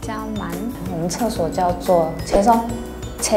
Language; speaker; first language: Chinese; native; Chinese